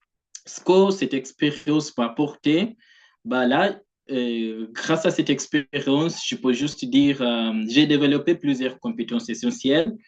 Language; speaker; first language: French; non-native, fluent; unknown